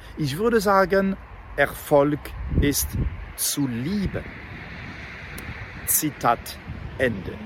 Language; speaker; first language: German; non-native, fluent; French